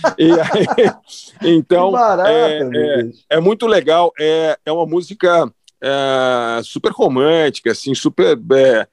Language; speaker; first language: Portuguese; native; Portuguese